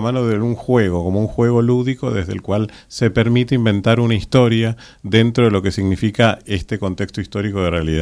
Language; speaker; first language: Spanish; native; Spanish